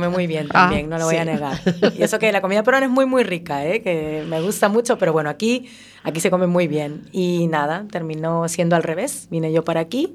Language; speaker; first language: Spanish; native; Spanish